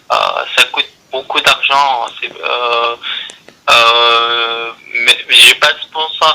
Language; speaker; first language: French; non-native, learner; Arabic